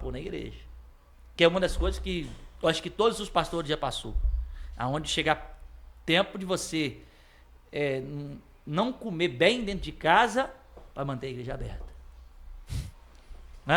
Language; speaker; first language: Portuguese; native; Portuguese